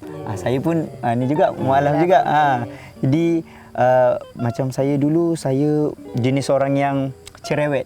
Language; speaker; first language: Malay; native; Malay